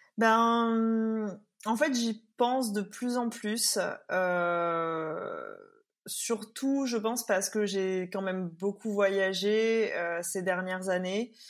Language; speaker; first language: French; native; French